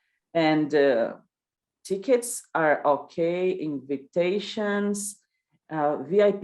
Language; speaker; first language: English; non-native, learner; Portuguese